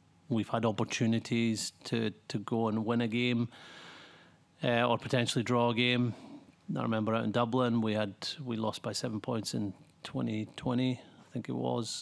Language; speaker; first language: English; native; English